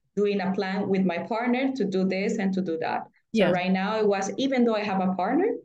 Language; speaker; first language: English; non-native, fluent; Spanish